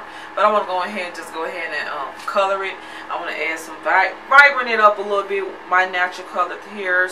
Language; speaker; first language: English; native; English